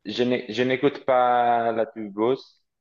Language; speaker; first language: French; non-native, learner; Italian